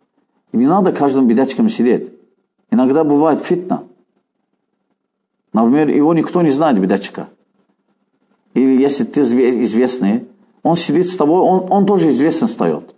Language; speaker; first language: Russian; non-native, fluent; Azerbaijani